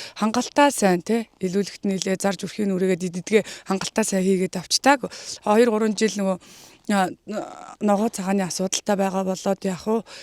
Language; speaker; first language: Mongolian; native; Mongolian